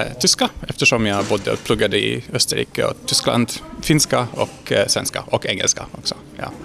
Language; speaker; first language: Swedish; non-native, fluent; Hungarian